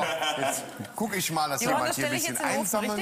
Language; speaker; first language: German; native; German